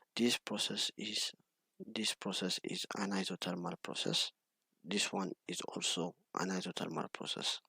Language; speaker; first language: English; non-native, local second language; Amharic